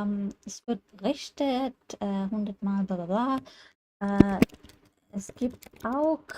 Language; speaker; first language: German; non-native, learner; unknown